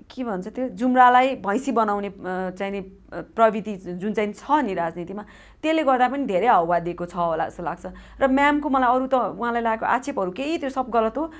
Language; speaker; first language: Nepali; native; Nepali